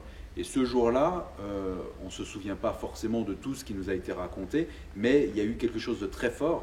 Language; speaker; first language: French; native; French